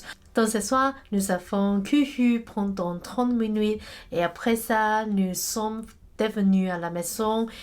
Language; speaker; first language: French; non-native, learner; Cantonese